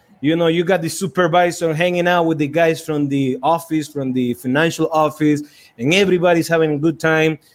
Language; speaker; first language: English; non-native, fluent; Spanish